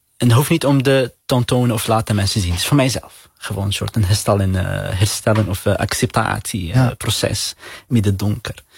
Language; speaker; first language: Dutch; non-native, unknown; Arabic